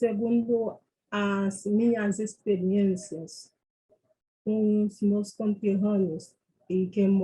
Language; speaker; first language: Portuguese; non-native, fluent; Haitian Creole